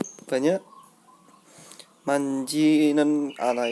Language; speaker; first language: Korean; non-native, learner; Indonesian